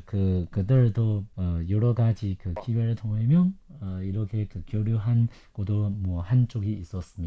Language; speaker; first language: Korean; non-native, fluent; Chinese